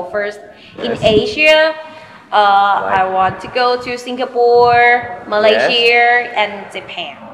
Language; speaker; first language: English; non-native, learner; Thai